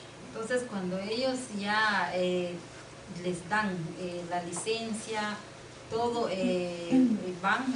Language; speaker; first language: Spanish; non-native, local second language; Kaqchikel